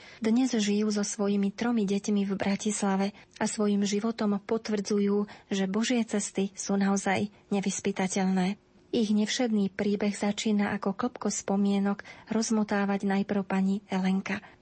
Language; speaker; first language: Slovak; native; Slovak